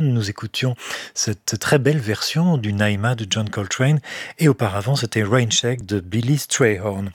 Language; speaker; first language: French; native; French